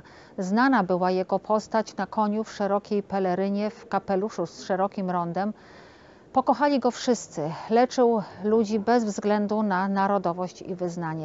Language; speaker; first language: Polish; native; Polish